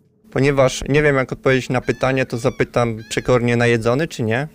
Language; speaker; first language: Polish; native; Polish